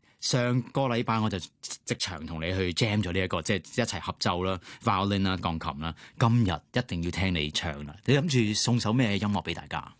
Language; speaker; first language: Cantonese; native; Cantonese